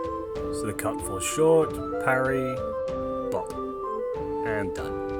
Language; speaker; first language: English; native; English